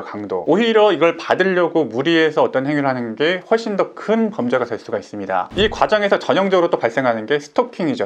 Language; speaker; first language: Korean; native; Korean